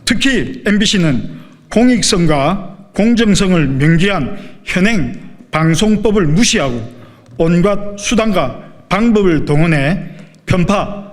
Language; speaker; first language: Korean; native; Korean